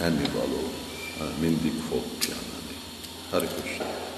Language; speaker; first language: Hungarian; non-native, fluent; English